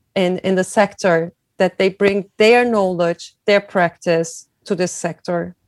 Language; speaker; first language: English; non-native, fluent; Turkish